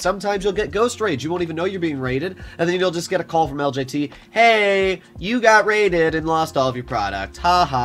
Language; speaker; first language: English; native; English